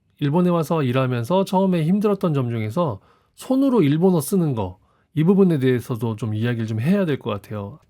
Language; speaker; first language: Korean; native; Korean